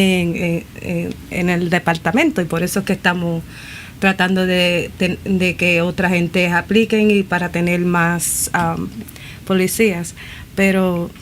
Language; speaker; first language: Spanish; early bilingual, other home language; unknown